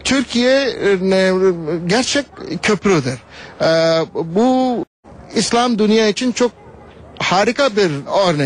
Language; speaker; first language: Turkish; non-native, learner; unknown